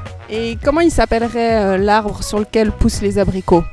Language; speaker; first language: French; native; French